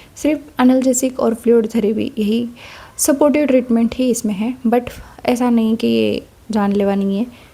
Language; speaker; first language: Hindi; non-native, local second language; Marathi